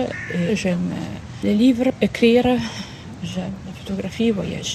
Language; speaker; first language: French; non-native, learner; Italian